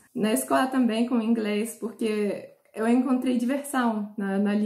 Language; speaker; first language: Portuguese; non-native, fluent; Polish